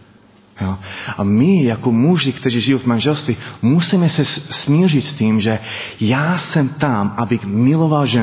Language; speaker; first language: Czech; non-native, learner; English